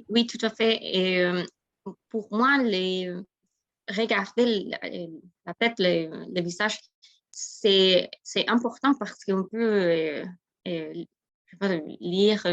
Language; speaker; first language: French; non-native, learner; Spanish